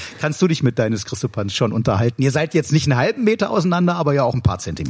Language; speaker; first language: German; native; German